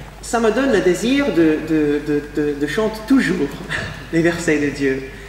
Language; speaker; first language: French; non-native, fluent; English